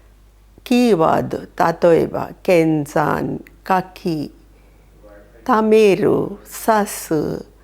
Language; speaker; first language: Japanese; non-native, fluent; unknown